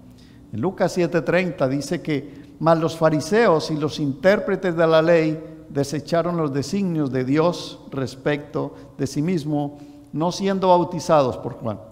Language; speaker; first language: Spanish; native; Spanish